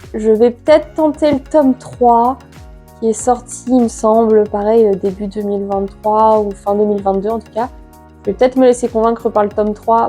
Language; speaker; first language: French; native; French